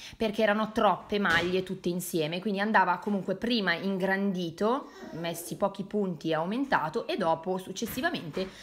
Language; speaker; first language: Italian; native; Italian